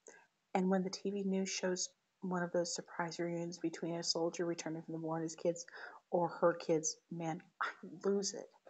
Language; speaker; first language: English; native; English